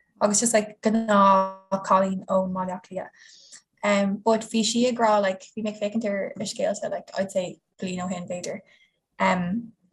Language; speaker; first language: Irish; non-native, local second language; English